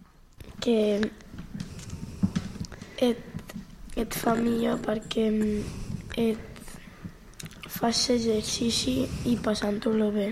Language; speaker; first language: Catalan; non-native, local second language; Spanish